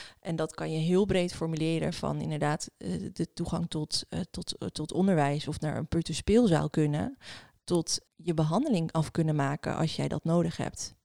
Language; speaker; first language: Dutch; early bilingual, other home language; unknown